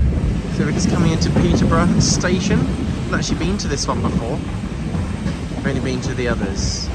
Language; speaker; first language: English; native; English